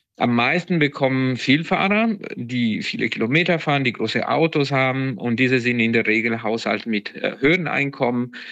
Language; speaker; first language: German; non-native, fluent; Italian